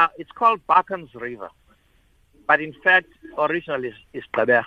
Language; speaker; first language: English; non-native, local second language; Xhosa